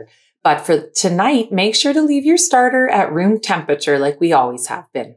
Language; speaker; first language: English; native; English